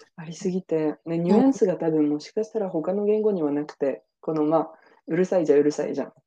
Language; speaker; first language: Japanese; non-native, fluent; French